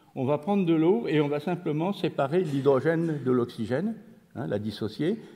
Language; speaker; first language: French; native; French